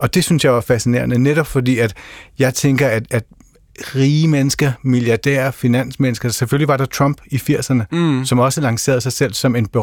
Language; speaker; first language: Danish; native; Danish